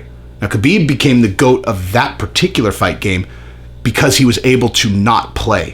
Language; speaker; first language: English; native; English